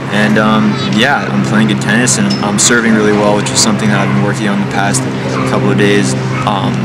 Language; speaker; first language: English; native; English